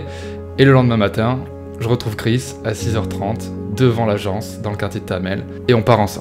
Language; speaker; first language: French; native; French